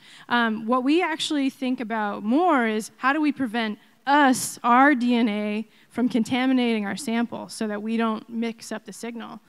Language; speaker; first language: English; native; English